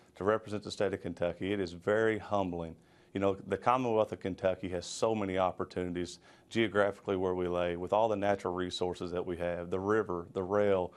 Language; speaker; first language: English; native; English